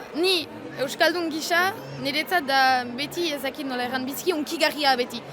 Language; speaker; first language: Basque; native; Basque